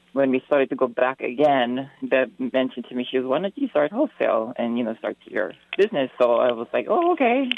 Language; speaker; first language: English; native; English